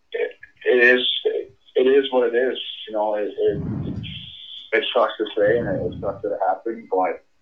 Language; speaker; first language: English; native; English